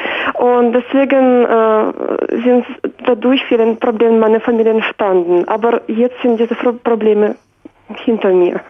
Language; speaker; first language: German; non-native, fluent; Russian